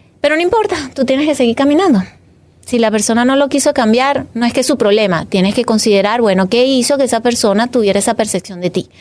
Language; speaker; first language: Spanish; native; Spanish